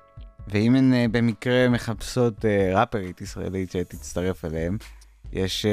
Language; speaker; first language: Hebrew; native; Hebrew